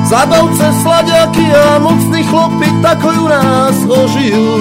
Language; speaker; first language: Slovak; native; Slovak